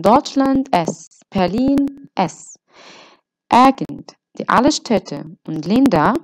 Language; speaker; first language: German; non-native, fluent; Arabic